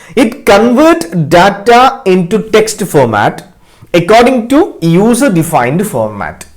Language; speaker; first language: English; non-native, local second language; Malayalam